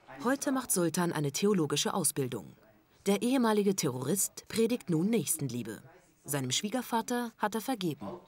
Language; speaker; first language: German; native; German